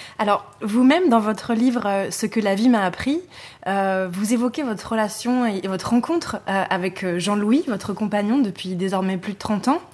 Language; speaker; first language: French; native; French